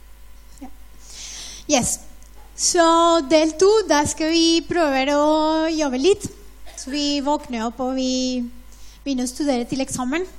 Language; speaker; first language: Norwegian; non-native, fluent; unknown